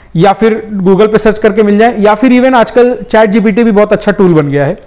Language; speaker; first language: Hindi; native; Hindi